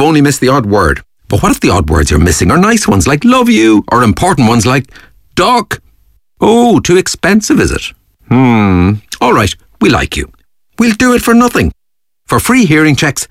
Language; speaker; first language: English; native; English